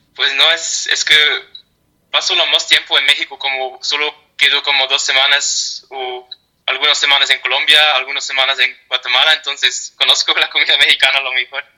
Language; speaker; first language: Spanish; non-native, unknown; Dutch